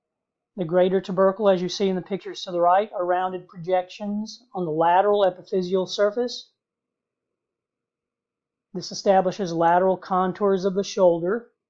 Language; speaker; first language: English; native; English